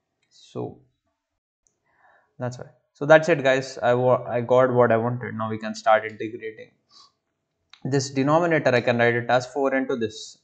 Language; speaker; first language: English; non-native, local second language; Telugu